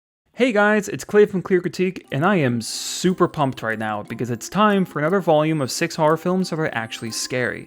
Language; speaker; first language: English; native; English